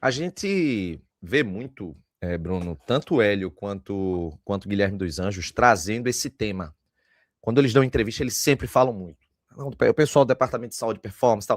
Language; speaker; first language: Portuguese; native; Portuguese